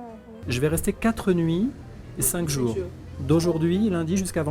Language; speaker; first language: French; native; French